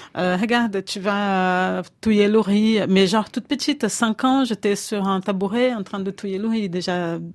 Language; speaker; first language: French; non-native, fluent; Portuguese